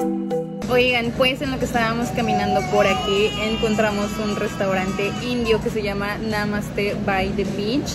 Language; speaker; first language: Spanish; native; Spanish